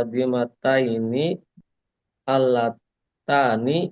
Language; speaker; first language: Arabic; non-native, learner; Indonesian